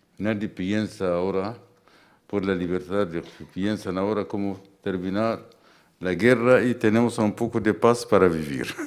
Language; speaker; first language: Spanish; non-native, fluent; Arabic